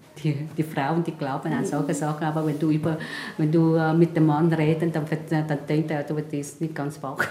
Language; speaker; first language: German; non-native, learner; Vietnamese